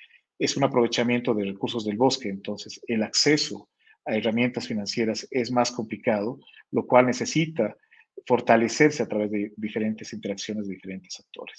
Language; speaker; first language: Spanish; native; Spanish